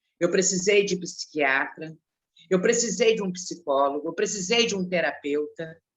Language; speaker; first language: Portuguese; native; Portuguese